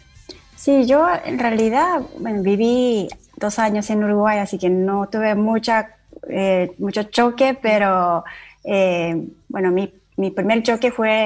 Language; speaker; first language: Spanish; non-native, fluent; Japanese